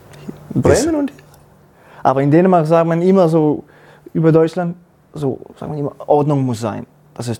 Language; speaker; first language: German; non-native, learner; Danish